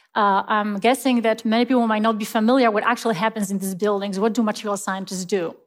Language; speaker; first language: English; non-native, fluent; Polish